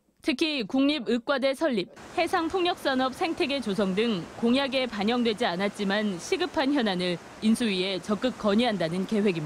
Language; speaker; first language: Korean; native; Korean